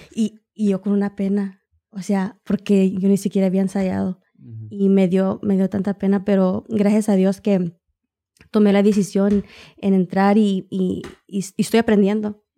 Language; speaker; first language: Spanish; early bilingual, heritage; Spanish